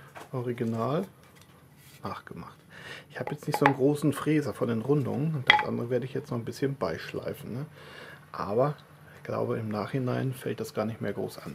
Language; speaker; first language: German; native; German